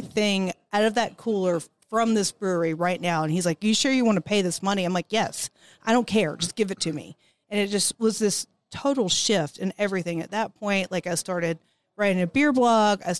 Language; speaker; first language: English; native; English